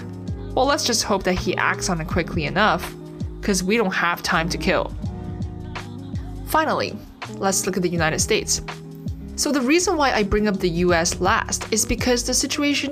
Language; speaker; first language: English; native; English